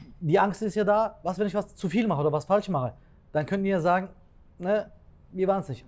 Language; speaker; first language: German; early bilingual, other home language; Turkish